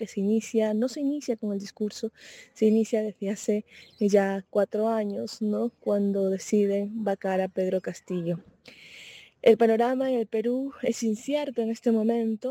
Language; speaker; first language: Spanish; native; Spanish